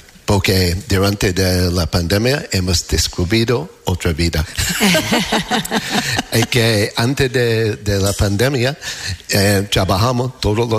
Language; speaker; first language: Spanish; non-native, fluent; English